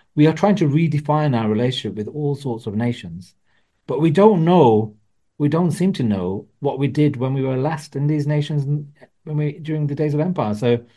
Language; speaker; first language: English; early bilingual, other home language; Punjabi